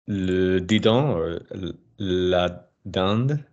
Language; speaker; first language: French; non-native, learner; English